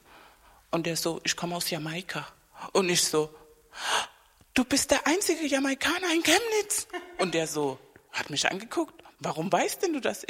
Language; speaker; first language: German; non-native, fluent; Spanish